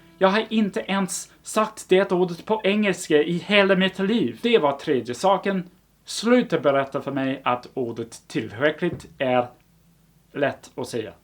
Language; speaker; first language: Swedish; non-native, fluent; English